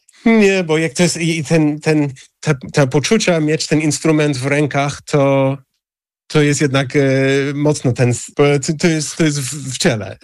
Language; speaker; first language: Polish; non-native, fluent; English